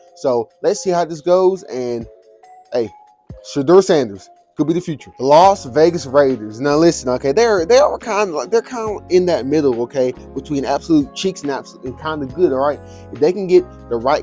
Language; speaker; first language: English; native; English